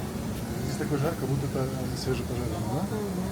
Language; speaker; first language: Russian; native; Russian